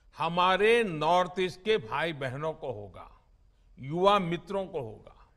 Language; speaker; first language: Hindi; non-native, local second language; Gujarati